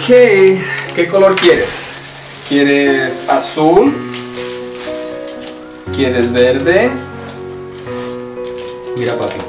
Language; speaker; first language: Spanish; early bilingual, heritage; Spanish